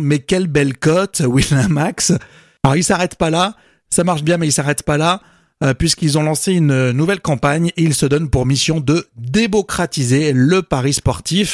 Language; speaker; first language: French; native; French